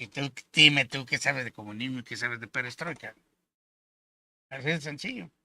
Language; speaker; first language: Spanish; native; Spanish